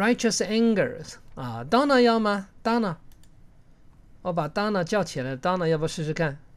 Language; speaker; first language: Chinese; native; Chinese